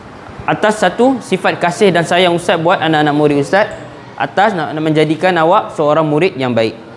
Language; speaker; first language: Malay; native; Malay